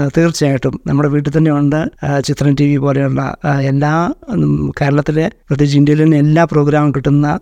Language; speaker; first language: Malayalam; native; Malayalam